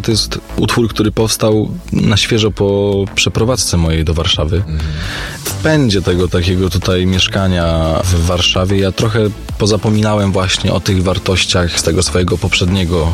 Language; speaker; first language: Polish; native; Polish